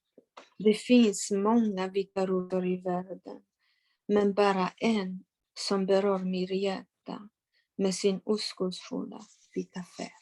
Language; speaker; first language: Swedish; non-native, fluent; Polish